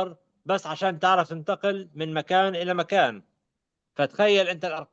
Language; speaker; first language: Arabic; native; Arabic